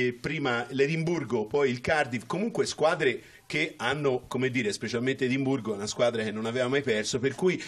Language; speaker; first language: Italian; native; Italian